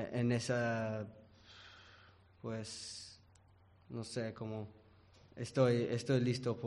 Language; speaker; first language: Spanish; early bilingual, heritage; English